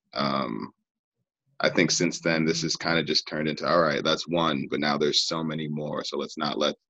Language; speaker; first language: English; native; English